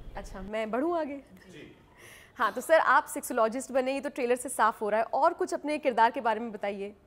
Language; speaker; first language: Hindi; native; Hindi